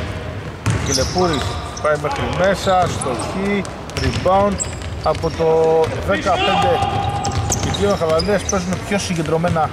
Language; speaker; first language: Greek; native; Greek